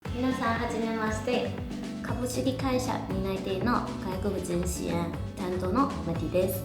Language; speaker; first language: Japanese; non-native, fluent; Burmese